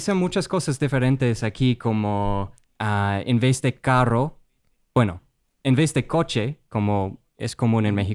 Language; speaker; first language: Spanish; non-native, fluent; English